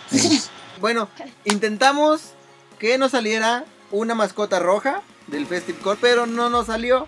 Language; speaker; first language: Spanish; native; Spanish